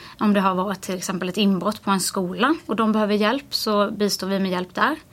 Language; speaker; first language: Swedish; native; Swedish